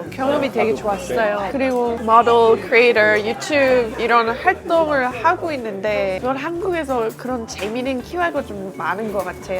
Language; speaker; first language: Korean; non-native, fluent; English